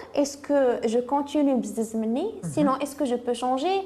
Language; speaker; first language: French; non-native, local second language; Arabic